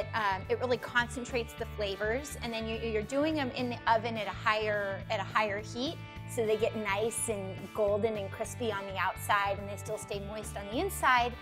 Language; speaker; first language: English; native; English